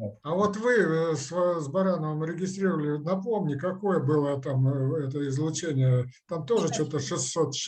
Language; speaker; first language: Russian; native; Russian